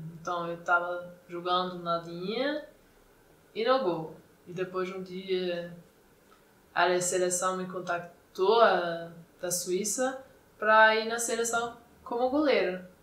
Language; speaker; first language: Portuguese; non-native, fluent; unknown